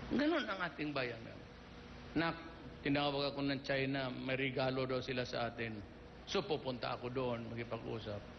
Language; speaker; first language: Filipino; non-native, local second language; Cebuano